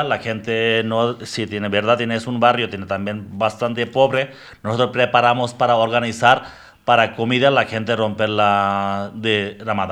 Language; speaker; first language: Spanish; non-native, learner; Bangla